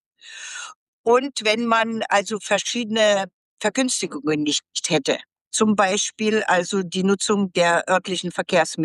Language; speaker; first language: German; native; German